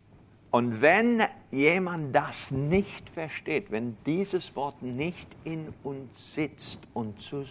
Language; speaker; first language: German; non-native, fluent; English